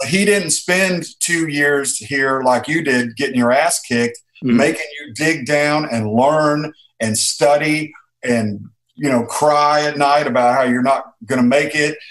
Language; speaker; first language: English; native; English